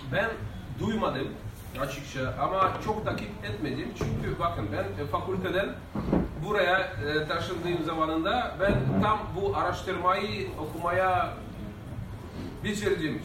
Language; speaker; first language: Turkish; non-native, fluent; Russian